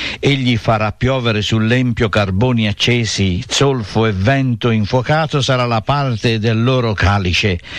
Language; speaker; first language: Italian; native; Italian